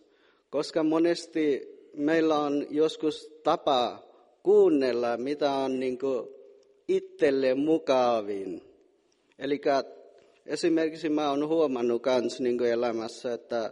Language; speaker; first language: Finnish; non-native, fluent; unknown